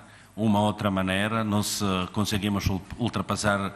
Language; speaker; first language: Portuguese; non-native, fluent; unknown